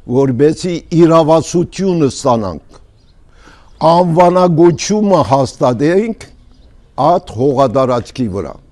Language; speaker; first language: Armenian; early bilingual, heritage; Armenian